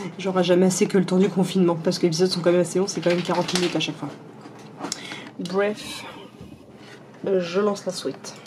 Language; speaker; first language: French; native; French